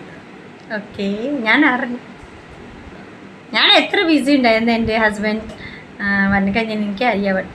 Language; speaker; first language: Malayalam; non-native, fluent; Hindi